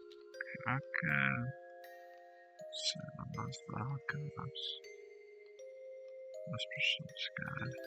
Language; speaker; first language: Spanish; non-native, learner; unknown